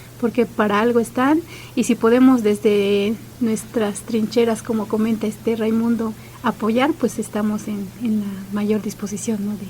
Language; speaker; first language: Spanish; non-native, local second language; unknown